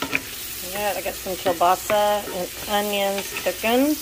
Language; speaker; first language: English; native; English